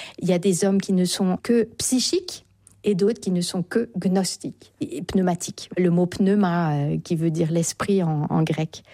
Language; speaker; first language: French; native; French